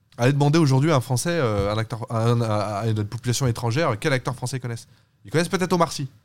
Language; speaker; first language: French; early bilingual, other home language; Turkish